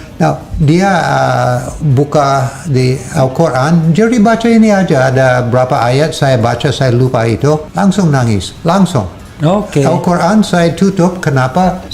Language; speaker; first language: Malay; non-native, fluent; English